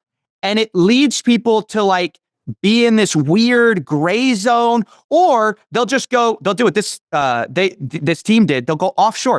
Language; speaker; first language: English; native; English